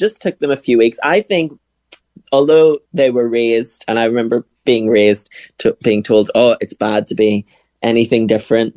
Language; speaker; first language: English; native; English